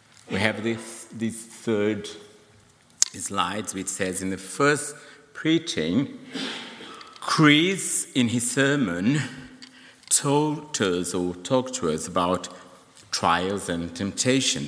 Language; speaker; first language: English; non-native, fluent; Portuguese